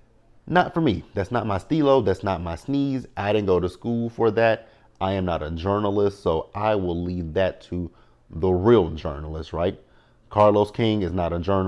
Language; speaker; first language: English; native; English